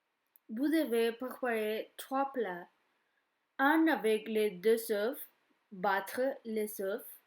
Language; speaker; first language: French; non-native, learner; Spanish